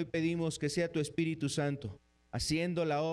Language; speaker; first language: Spanish; native; Spanish